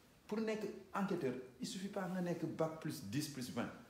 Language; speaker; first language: French; non-native, local second language; Wolof